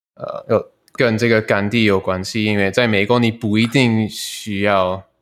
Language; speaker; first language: Chinese; non-native, fluent; German